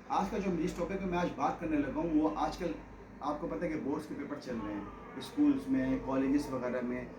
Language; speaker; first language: Urdu; native; Urdu